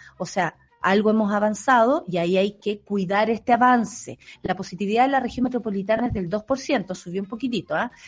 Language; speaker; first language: Spanish; native; Spanish